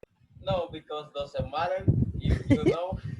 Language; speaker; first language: English; non-native, learner; Spanish